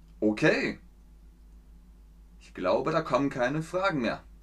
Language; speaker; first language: German; native; German